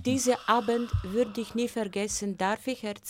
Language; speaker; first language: German; non-native, fluent; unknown